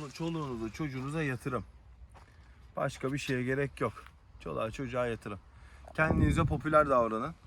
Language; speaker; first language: Turkish; early bilingual, heritage; Turkish